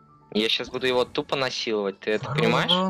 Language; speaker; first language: Russian; native; Russian